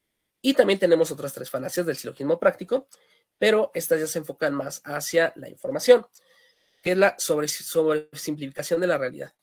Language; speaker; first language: Spanish; native; Spanish